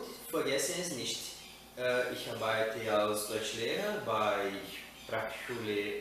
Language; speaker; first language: German; non-native, fluent; Portuguese